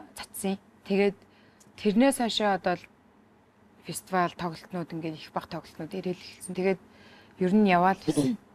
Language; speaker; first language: Mongolian; native; Mongolian